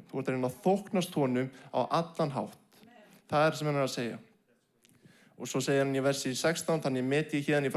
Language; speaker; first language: Icelandic; non-native, fluent; English